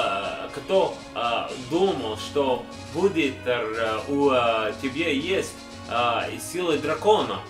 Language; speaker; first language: Russian; non-native, learner; English